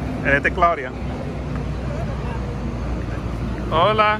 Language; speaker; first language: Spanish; non-native, learner; English